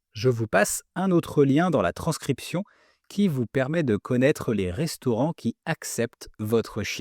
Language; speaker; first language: French; native; French